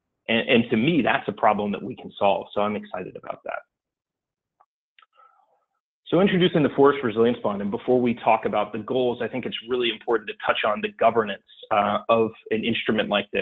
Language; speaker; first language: English; native; English